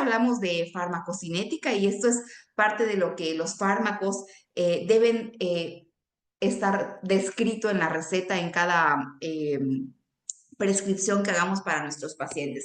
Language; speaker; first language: Spanish; native; Spanish